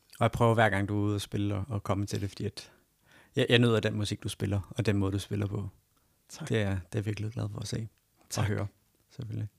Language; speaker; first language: Danish; native; Danish